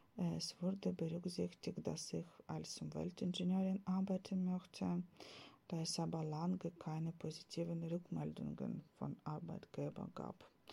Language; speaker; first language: German; non-native, fluent; Ukrainian